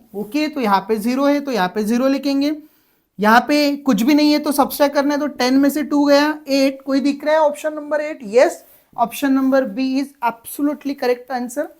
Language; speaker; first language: Hindi; non-native, local second language; Marathi